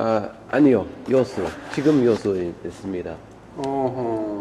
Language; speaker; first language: Korean; non-native, learner; English